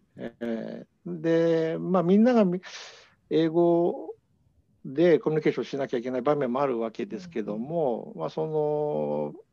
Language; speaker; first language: Japanese; native; Japanese